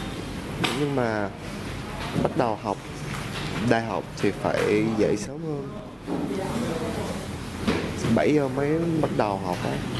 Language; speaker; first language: Vietnamese; non-native, fluent; Japanese